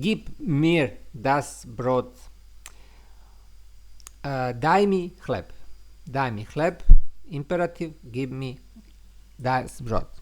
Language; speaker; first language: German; non-native, learner; Serbian